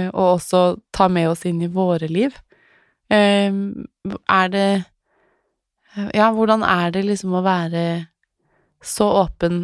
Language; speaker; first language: Norwegian; native; Norwegian